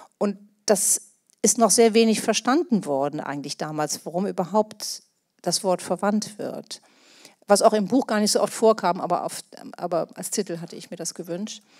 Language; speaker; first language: German; native; German